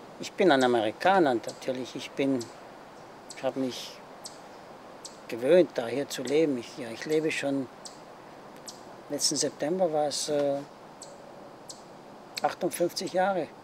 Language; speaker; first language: German; early bilingual, heritage; German